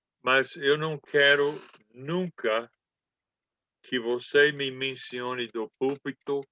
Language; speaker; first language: Portuguese; non-native, fluent; English